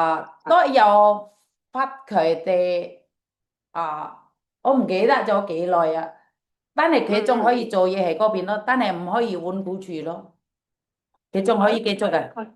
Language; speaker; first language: Cantonese; non-native, fluent; Indonesian